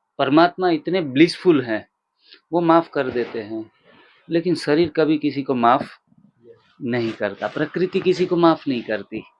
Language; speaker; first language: Hindi; non-native, local second language; Gujarati